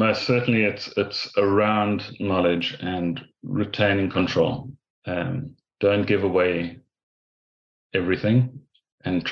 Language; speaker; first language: English; native; English